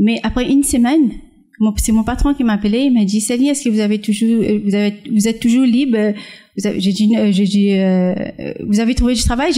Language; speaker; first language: French; non-native, fluent; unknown